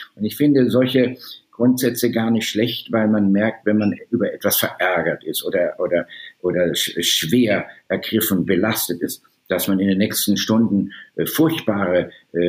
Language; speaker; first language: German; native; German